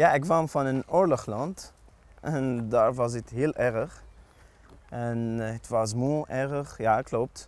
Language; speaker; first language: Dutch; non-native, learner; Arabic